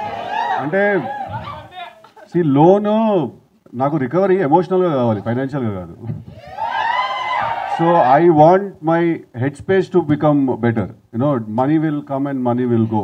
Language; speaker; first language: Telugu; native; Telugu